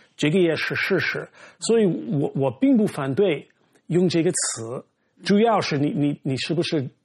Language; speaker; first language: Chinese; non-native, fluent; English